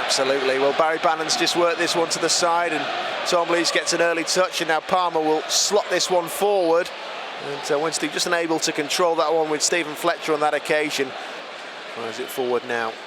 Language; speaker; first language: English; native; English